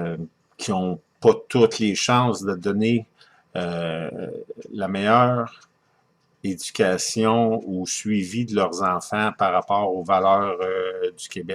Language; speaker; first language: French; native; French